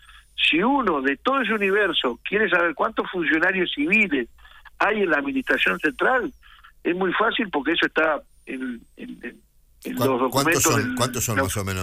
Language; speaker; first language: Spanish; native; Spanish